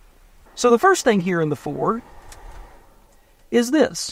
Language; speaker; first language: English; native; English